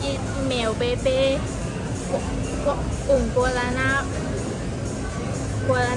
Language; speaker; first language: Portuguese; non-native, learner; Thai